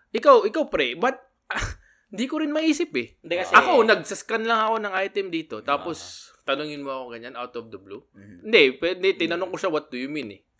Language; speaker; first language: Filipino; native; Filipino